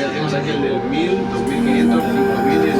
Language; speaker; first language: Spanish; non-native, learner; French